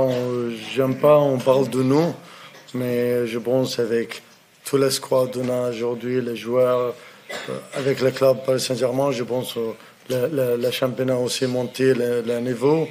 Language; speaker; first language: French; non-native, fluent; Arabic